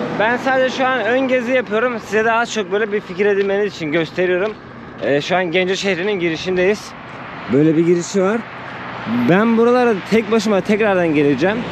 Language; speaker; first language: Turkish; native; Turkish